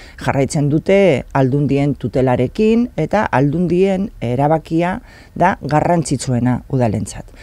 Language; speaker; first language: Basque; non-native, local second language; Spanish